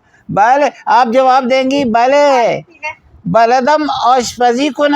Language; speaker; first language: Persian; non-native, fluent; Urdu